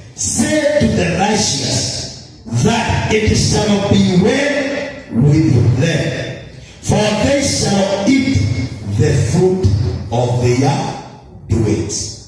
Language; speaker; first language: English; non-native, local second language; Swahili